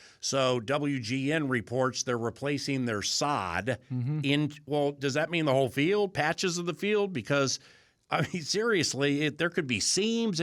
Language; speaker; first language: English; native; English